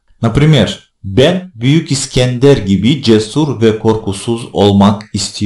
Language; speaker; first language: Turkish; non-native, fluent; Russian